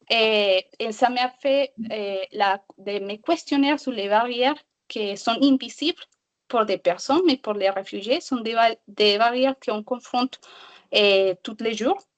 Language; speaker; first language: French; non-native, learner; Spanish